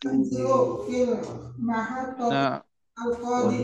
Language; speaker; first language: Arabic; non-native, learner; Indonesian